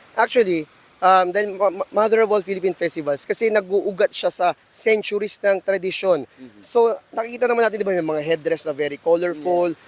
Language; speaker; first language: Filipino; non-native, local second language; Aklanon